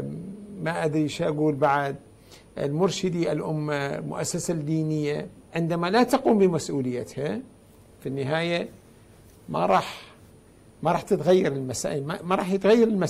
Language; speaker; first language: Arabic; native; Arabic